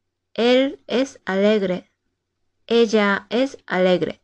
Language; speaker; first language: Spanish; non-native, fluent; Japanese